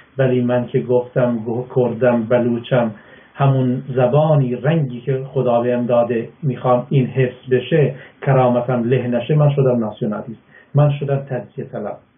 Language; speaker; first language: Persian; non-native, local second language; Baluchi